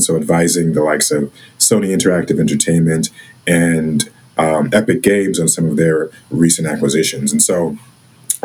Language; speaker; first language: English; native; English